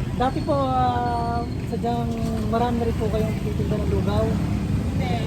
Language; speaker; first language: Filipino; native; Filipino